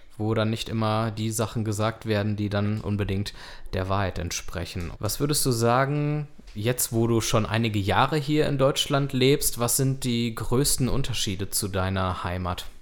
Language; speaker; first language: German; native; German